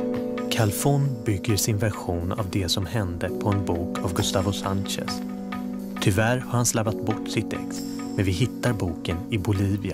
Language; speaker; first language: Swedish; native; Swedish